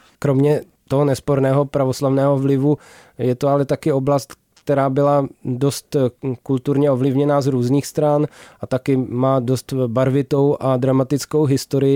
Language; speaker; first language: Czech; native; Czech